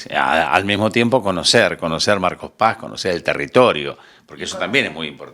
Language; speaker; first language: Spanish; native; Spanish